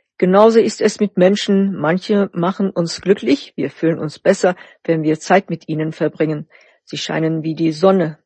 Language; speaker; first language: German; non-native, fluent; Turkish